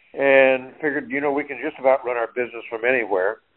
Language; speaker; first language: English; native; English